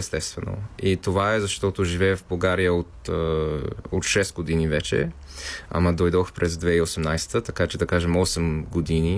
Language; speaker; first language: Bulgarian; non-native, fluent; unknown